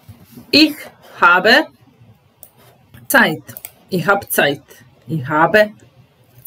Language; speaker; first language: German; non-native, fluent; Serbian